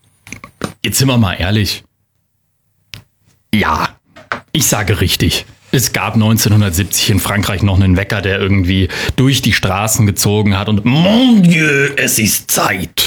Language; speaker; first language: German; native; German